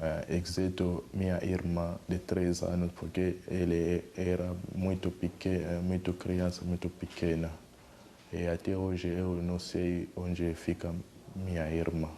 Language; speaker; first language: Portuguese; non-native, learner; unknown